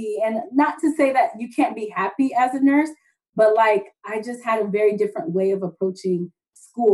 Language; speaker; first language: English; native; English